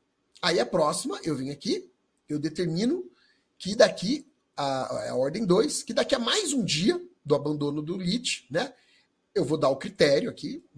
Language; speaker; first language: Portuguese; native; Portuguese